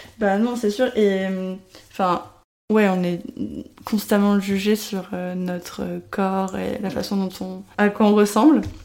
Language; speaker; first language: French; native; French